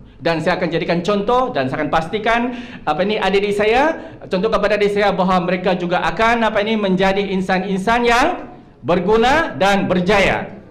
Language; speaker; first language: Malay; non-native, local second language; Chinese